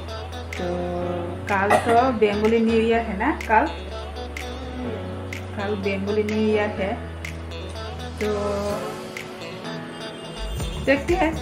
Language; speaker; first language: Hindi; non-native, local second language; Bangla